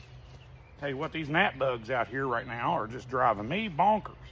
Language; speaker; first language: English; native; English